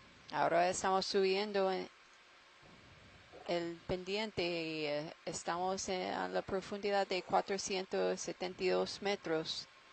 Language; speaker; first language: Spanish; non-native, learner; English